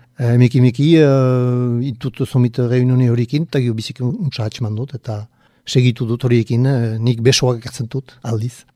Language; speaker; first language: Basque; native; Basque